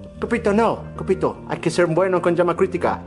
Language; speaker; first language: Spanish; non-native, learner; English